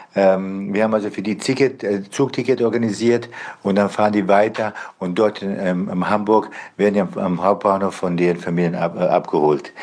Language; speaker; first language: German; non-native, fluent; Bosnian